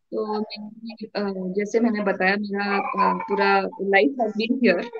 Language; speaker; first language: Hindi; non-native, local second language; Tamil